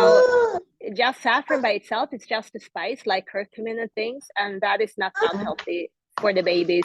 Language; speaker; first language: English; non-native, fluent; Swedish